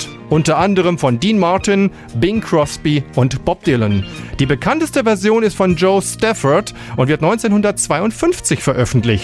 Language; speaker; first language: German; native; German